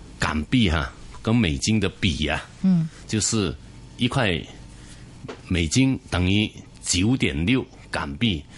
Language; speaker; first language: Chinese; non-native, fluent; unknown